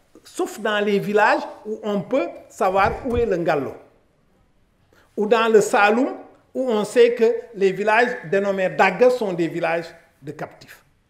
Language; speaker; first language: French; non-native, local second language; Wolof